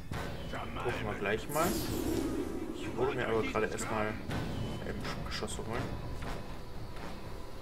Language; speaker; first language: German; native; German